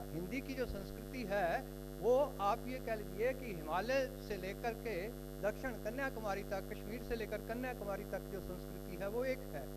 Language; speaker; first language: Hindi; non-native, local second language; Punjabi